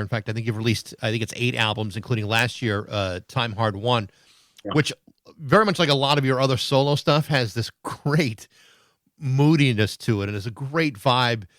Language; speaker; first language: English; native; English